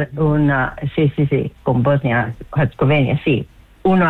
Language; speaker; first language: Italian; non-native, learner; English